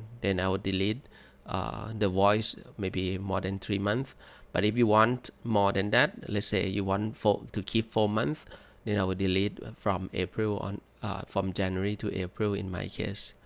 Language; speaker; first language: English; non-native, fluent; Thai